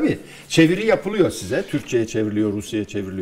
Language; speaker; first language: Turkish; native; Turkish